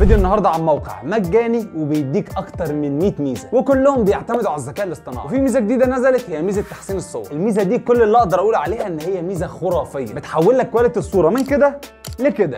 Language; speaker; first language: Arabic; native; Arabic